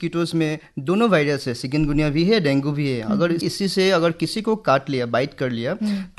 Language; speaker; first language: Hindi; non-native, local second language; Assamese